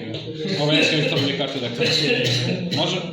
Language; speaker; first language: Bosnian; native; Bosnian